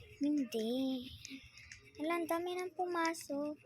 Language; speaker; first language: Filipino; non-native, local second language; Cebuano